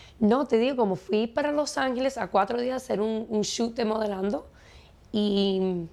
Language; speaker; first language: Spanish; early bilingual, heritage; Spanish